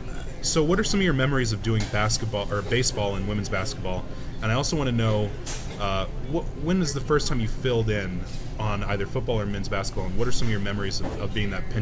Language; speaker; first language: English; native; English